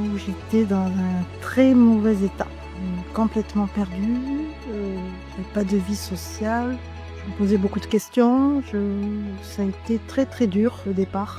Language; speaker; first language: French; native; French